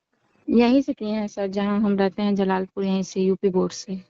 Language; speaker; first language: Hindi; native; Hindi